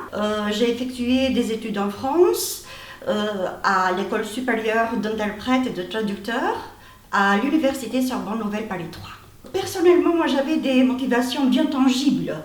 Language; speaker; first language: French; non-native, fluent; Albanian